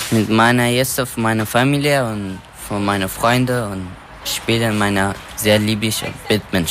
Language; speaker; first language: German; non-native, learner; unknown